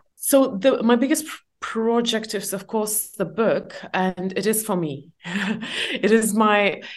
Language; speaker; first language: English; non-native, fluent; Estonian